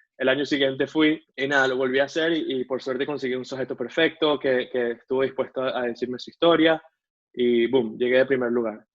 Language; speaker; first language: Spanish; native; Spanish